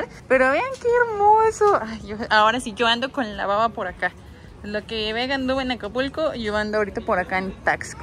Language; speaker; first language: Spanish; native; Spanish